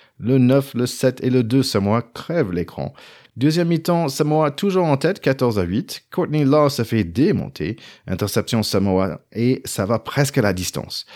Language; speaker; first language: French; non-native, fluent; English